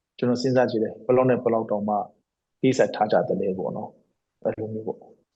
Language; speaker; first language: Burmese; non-native, local second language; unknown